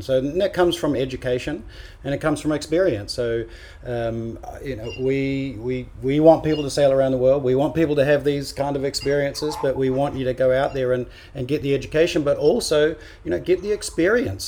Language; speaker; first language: English; native; English